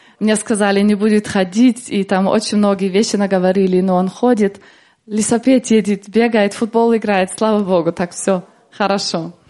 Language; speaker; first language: Russian; early bilingual, heritage; Russian